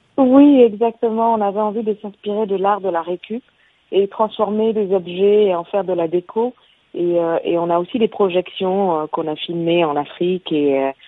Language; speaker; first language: French; non-native, local second language; Bambara